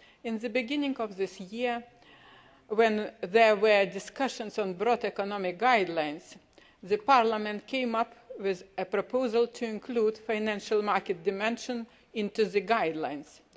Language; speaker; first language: English; non-native, fluent; Lithuanian